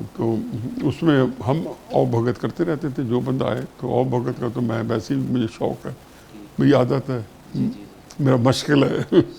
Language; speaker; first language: Urdu; non-native, local second language; Saraiki